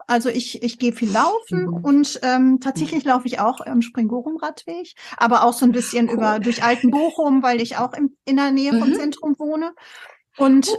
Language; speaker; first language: German; native; German